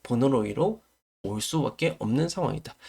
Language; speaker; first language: Korean; native; Korean